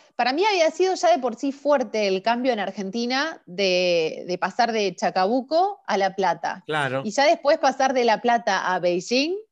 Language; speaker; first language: Spanish; native; Spanish